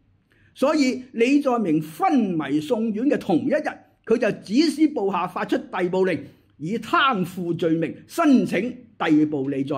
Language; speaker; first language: Chinese; native; Chinese